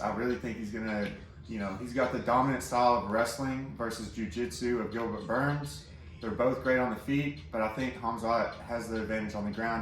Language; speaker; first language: English; native; English